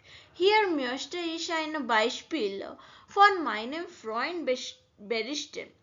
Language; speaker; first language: German; non-native, learner; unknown